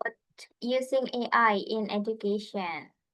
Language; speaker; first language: English; non-native, fluent; Indonesian